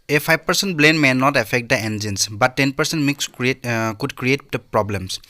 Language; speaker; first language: English; non-native, local second language; Assamese